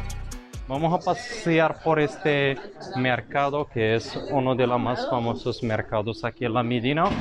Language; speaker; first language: Spanish; non-native, fluent; Arabic